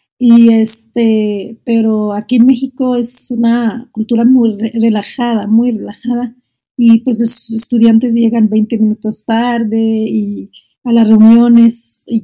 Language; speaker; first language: Spanish; non-native, fluent; Arabic